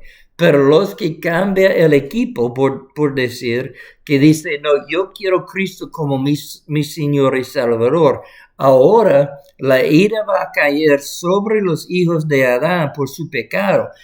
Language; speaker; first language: Spanish; non-native, fluent; English